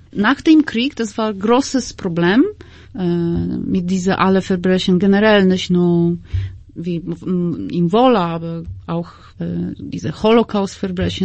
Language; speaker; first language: German; non-native, fluent; Polish